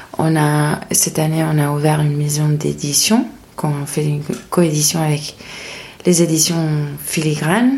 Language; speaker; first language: French; non-native, fluent; Spanish